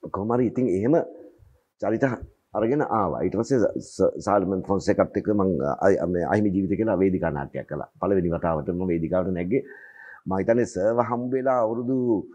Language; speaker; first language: Sinhala; native; Sinhala